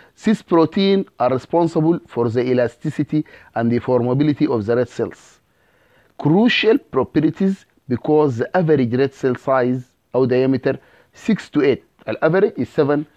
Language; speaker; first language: English; non-native, fluent; Arabic